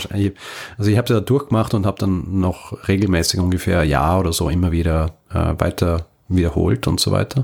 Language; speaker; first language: German; native; German